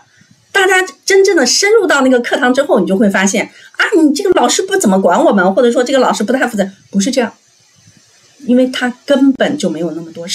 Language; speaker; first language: Chinese; native; Chinese